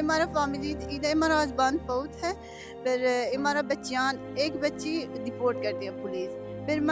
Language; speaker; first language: Hindi; non-native, learner; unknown